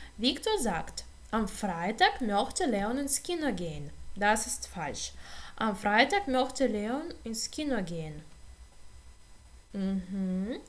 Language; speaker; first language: German; non-native, fluent; Ukrainian